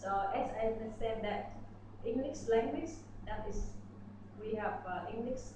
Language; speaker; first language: English; non-native, learner; Vietnamese